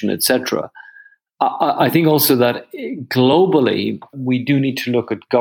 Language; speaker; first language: English; native; English